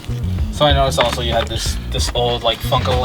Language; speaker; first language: English; native; English